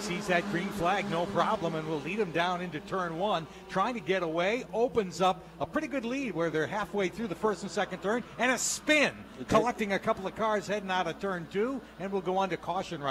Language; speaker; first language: English; native; English